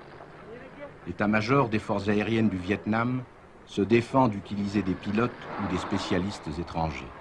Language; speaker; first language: French; native; French